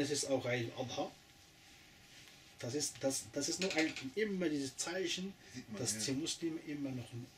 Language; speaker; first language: German; non-native, fluent; Arabic